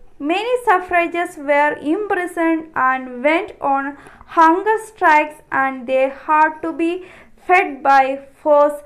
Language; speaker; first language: English; non-native, local second language; Malayalam